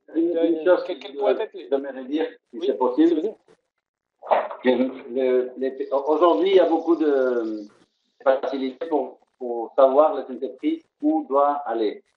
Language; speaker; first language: French; non-native, fluent; Spanish